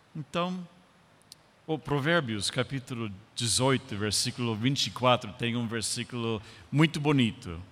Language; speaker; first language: Portuguese; non-native, fluent; English